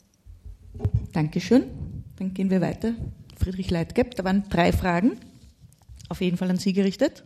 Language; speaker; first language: German; native; German